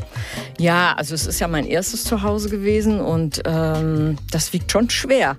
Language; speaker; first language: German; early bilingual, heritage; German